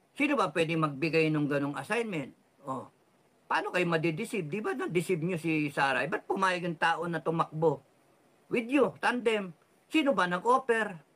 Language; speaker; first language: Filipino; non-native, local second language; Cebuano